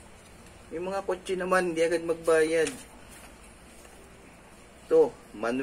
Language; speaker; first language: Filipino; native; Filipino